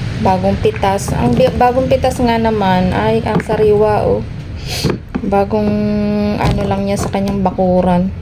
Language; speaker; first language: Filipino; non-native, local second language; Bikol